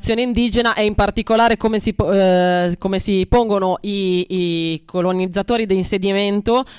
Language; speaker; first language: Italian; native; Italian